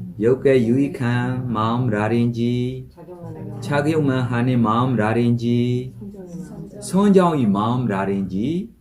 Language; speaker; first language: Korean; non-native, fluent; Burmese